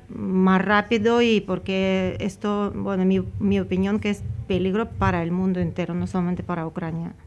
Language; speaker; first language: Spanish; non-native, fluent; Ukrainian